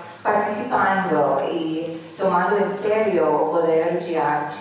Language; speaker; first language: Portuguese; non-native, learner; English